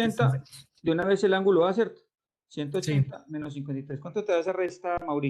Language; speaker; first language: Spanish; native; Spanish